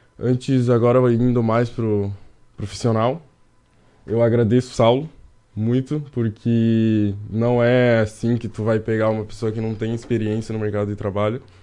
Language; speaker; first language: Portuguese; early bilingual, other home language; Haitian Creole